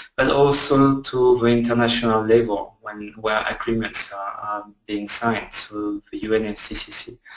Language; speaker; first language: English; non-native, fluent; French